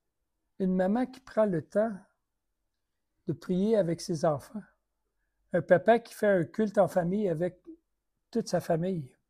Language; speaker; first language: French; native; French